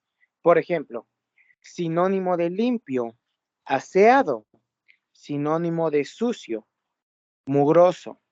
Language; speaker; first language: Spanish; native; Spanish